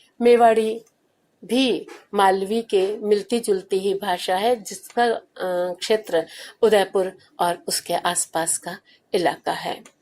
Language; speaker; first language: Hindi; native; Hindi